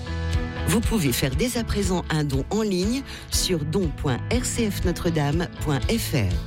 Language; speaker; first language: French; native; French